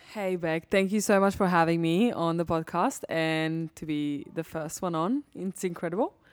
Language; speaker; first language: English; early bilingual, other home language; Serbian